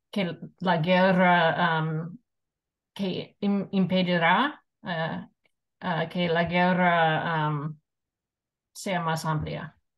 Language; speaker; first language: Spanish; non-native, fluent; English